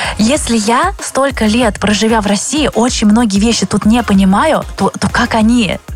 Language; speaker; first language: Russian; early bilingual, other home language; Chinese